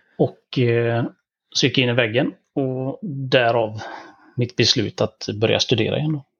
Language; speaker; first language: Swedish; native; Swedish